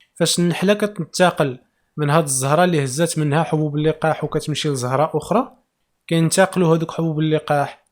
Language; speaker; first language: Arabic; native; Arabic